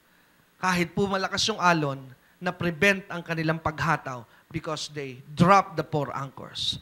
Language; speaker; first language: Filipino; native; Filipino